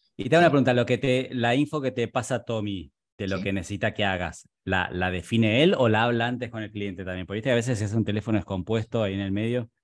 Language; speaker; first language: Spanish; native; Spanish